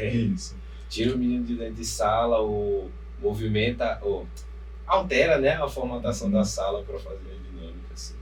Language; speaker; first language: Portuguese; native; Portuguese